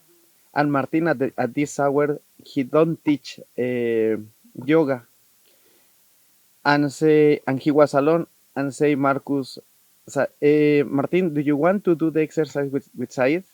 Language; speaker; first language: English; non-native, learner; Spanish